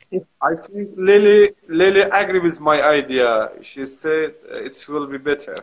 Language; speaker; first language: English; non-native, learner; Kurdish